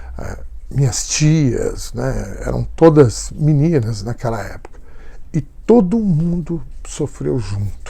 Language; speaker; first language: Portuguese; native; Portuguese